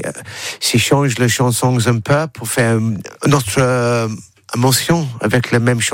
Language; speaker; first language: French; non-native, learner; English